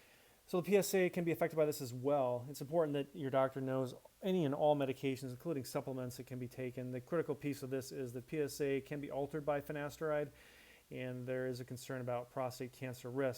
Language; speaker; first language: English; native; English